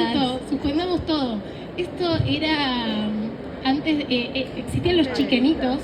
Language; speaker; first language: Spanish; native; Spanish